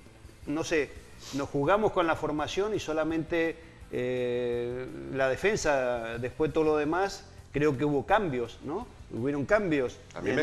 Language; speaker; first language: Spanish; native; Spanish